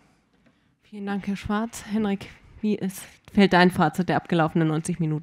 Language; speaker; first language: German; native; German